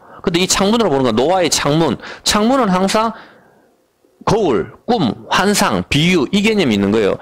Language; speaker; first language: Korean; native; Korean